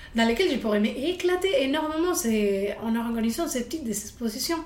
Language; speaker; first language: French; non-native, fluent; Spanish